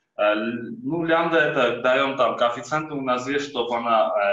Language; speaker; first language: Russian; non-native, fluent; Armenian